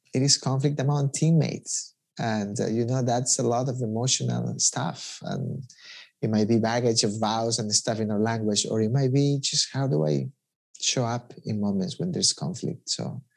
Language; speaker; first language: English; non-native, fluent; Spanish